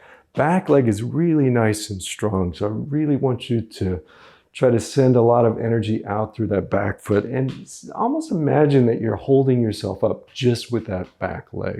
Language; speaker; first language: English; native; English